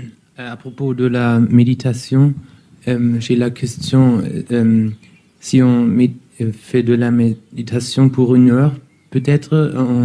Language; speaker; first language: French; non-native, learner; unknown